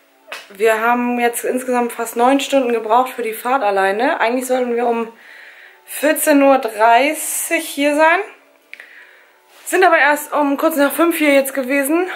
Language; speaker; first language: German; native; German